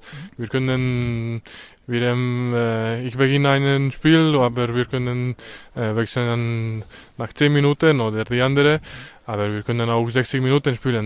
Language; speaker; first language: German; non-native, learner; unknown